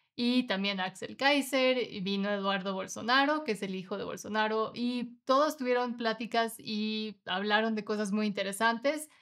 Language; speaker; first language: Spanish; native; Spanish